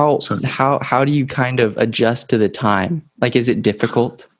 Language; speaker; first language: English; native; English